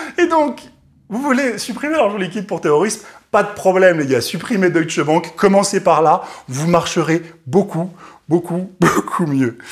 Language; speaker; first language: French; native; French